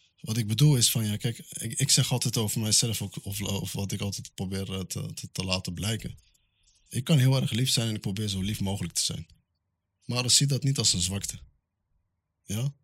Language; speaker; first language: Dutch; early bilingual, other home language; Arabic